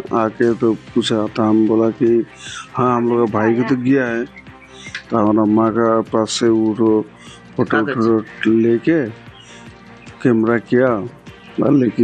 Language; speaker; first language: Hindi; non-native, local second language; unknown